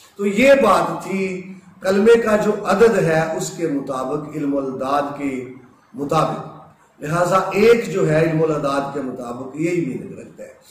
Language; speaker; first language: Urdu; native; Urdu